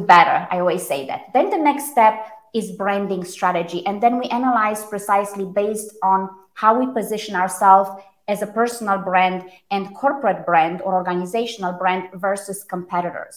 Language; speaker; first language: English; non-native, fluent; Romanian